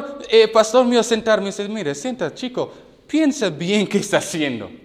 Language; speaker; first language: Spanish; non-native, learner; English